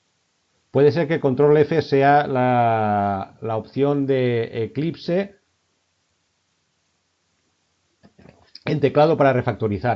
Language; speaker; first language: Spanish; native; Spanish